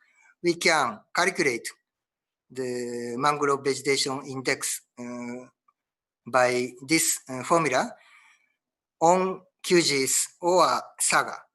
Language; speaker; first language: English; non-native, learner; Japanese